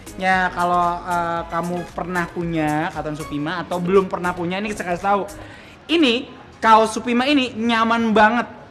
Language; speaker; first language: Indonesian; native; Indonesian